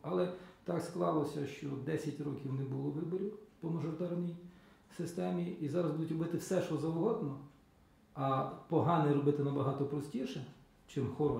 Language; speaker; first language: Ukrainian; native; Ukrainian